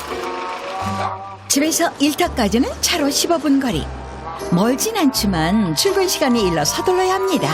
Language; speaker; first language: Korean; native; Korean